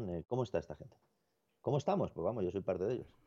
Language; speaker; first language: Spanish; native; Spanish